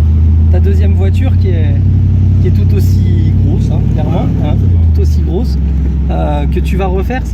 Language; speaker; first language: French; native; French